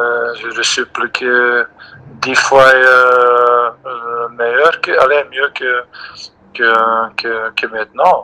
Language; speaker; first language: French; non-native, local second language; Dutch